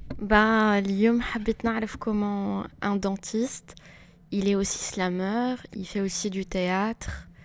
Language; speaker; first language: French; non-native, local second language; Arabic